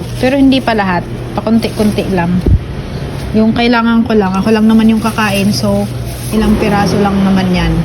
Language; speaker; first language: Filipino; non-native, local second language; Bikol